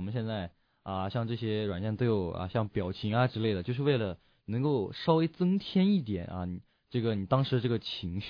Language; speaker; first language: Chinese; native; Chinese